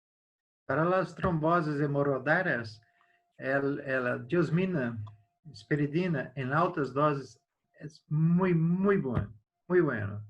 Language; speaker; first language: Spanish; non-native, learner; Portuguese